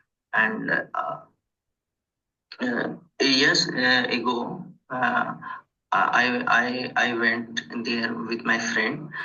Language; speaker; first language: English; non-native, learner; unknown